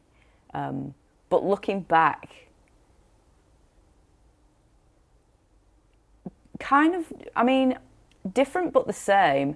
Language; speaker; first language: English; native; English